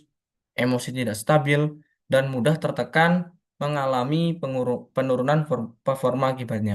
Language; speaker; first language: Indonesian; native; Indonesian